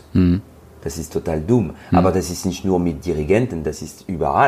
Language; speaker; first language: German; non-native, learner; French